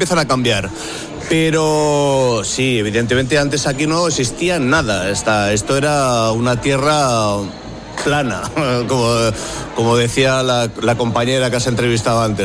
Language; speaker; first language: Spanish; non-native, local second language; Basque